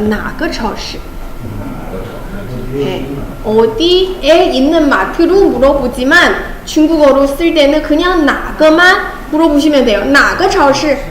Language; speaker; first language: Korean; non-native, fluent; Chinese